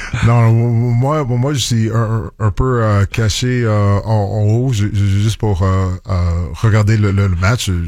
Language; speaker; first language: French; non-native, local second language; English